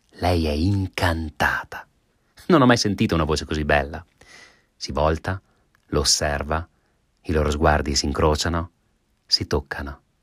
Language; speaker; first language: Italian; native; Italian